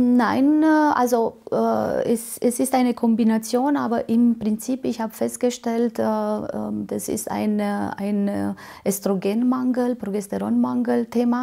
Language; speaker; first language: German; non-native, fluent; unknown